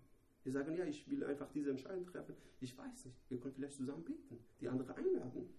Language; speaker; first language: German; non-native, learner; Persian